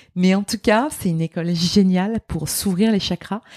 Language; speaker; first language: French; native; French